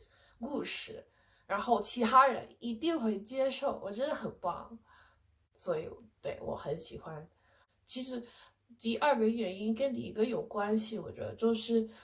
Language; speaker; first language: Chinese; non-native, fluent; English